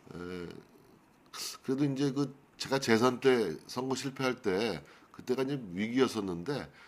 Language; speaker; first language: Korean; native; Korean